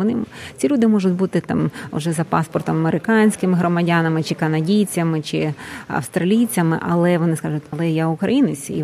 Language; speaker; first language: Ukrainian; native; Ukrainian